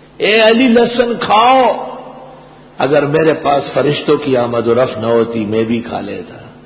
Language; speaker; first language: Urdu; non-native, local second language; Pashto